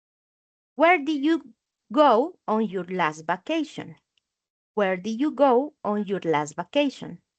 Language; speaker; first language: English; non-native, learner; Spanish